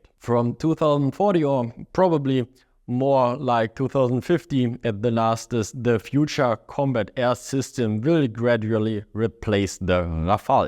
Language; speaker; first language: English; non-native, fluent; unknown